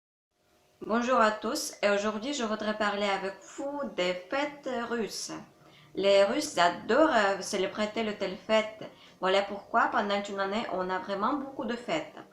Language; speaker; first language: French; non-native, fluent; Russian